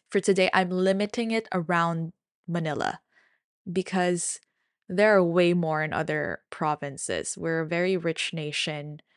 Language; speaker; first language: English; non-native, local second language; Filipino